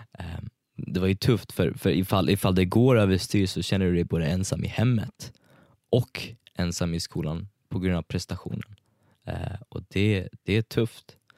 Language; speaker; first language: Swedish; early bilingual, other home language; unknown